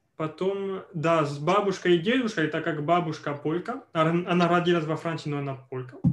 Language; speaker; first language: Russian; non-native, fluent; French